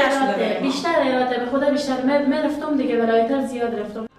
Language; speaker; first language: Persian; native; Persian